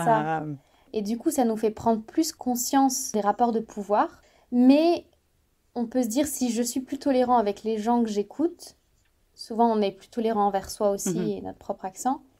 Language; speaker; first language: French; native; French